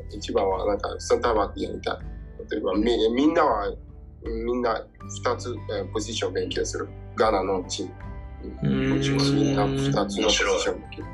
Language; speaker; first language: Japanese; non-native, learner; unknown